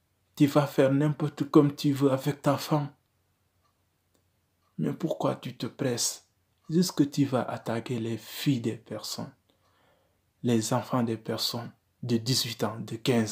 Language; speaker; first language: French; non-native, learner; Wolof